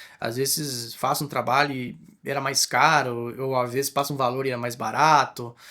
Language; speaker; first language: Portuguese; non-native, fluent; Spanish